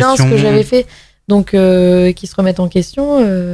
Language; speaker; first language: French; native; French